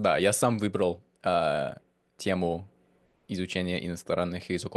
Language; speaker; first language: Russian; non-native, fluent; English